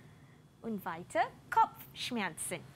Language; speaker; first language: German; non-native, learner; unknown